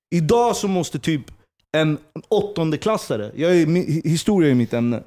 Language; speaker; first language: Swedish; early bilingual, other home language; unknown